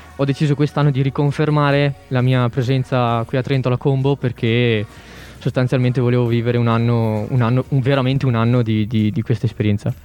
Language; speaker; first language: Italian; native; Italian